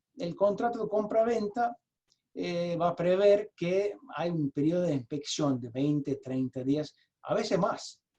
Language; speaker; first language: Spanish; early bilingual, heritage; Spanish